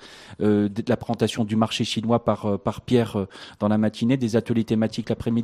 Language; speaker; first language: French; native; French